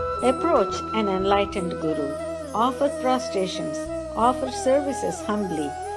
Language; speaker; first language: English; non-native, local second language; Telugu